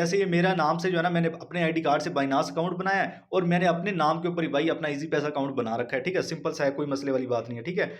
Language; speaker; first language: Urdu; non-native, local second language; Punjabi